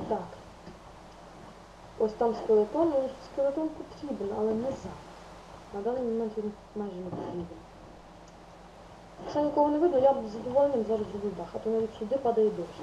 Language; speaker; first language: Ukrainian; native; Ukrainian